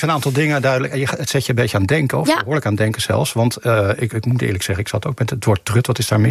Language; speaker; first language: Dutch; native; Dutch